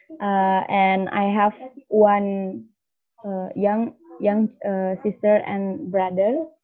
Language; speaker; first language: English; non-native, learner; Indonesian